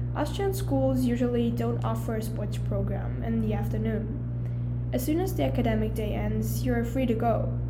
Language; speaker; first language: English; early bilingual, other home language; German